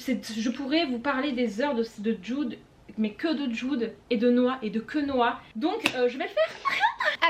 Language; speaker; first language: French; native; French